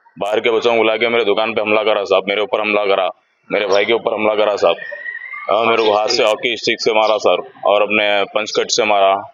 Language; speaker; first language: Hindi; non-native, local second language; Urdu